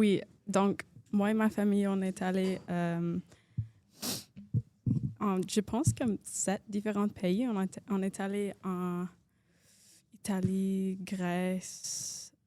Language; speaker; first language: French; non-native, local second language; English